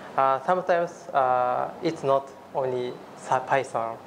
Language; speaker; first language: English; non-native, learner; Japanese